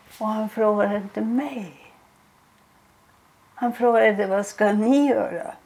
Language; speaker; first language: Swedish; non-native, fluent; German